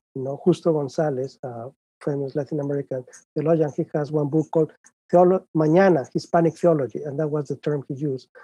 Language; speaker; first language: English; non-native, fluent; Spanish